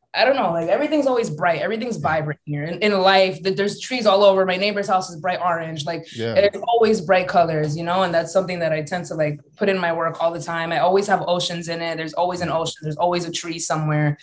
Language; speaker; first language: English; native; English